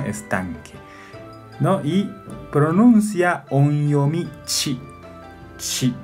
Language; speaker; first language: Spanish; non-native, fluent; Japanese